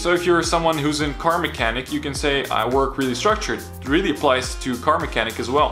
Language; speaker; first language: English; non-native, fluent; Dutch